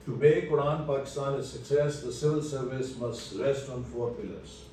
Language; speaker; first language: English; non-native, local second language; Urdu